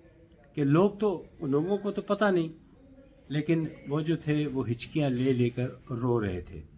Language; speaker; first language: Urdu; native; Urdu